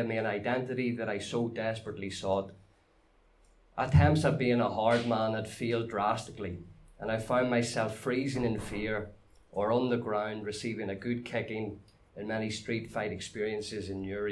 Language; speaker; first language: English; native; English